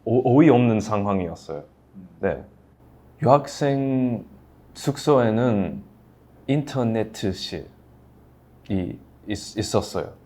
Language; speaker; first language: Korean; non-native, fluent; English